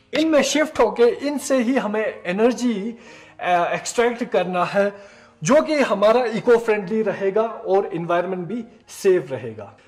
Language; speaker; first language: Hindi; non-native, local second language; Ladakhi